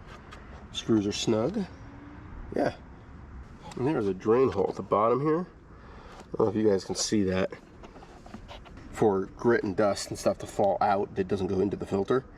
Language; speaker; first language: English; native; English